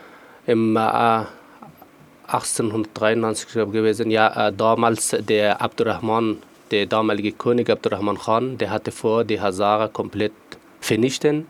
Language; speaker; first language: German; non-native, fluent; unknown